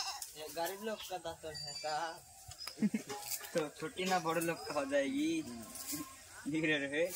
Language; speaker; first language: Hindi; non-native, local second language; Bangla